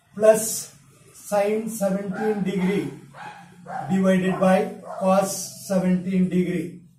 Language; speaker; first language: English; non-native, local second language; Kannada